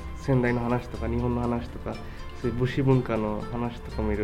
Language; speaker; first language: Japanese; non-native, fluent; Bangla